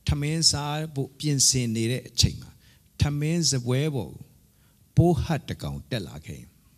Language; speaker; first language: Burmese; non-native, local second language; Hakha Chin